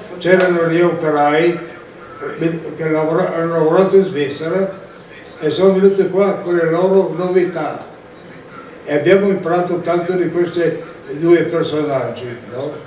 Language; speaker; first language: Italian; non-native, local second language; Friulian